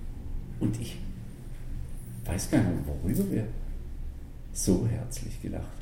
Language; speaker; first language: German; native; German